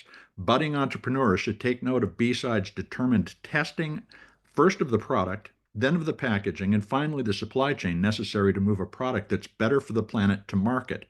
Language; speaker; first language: English; native; English